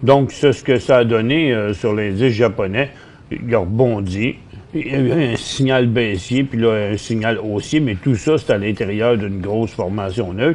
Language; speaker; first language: French; native; French